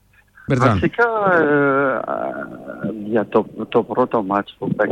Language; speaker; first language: Greek; non-native, fluent; French